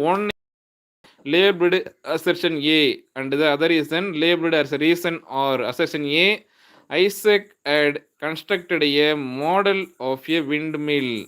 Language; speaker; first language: English; non-native, local second language; Tamil